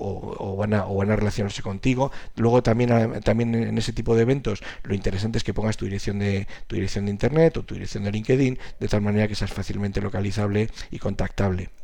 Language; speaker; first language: Spanish; native; Spanish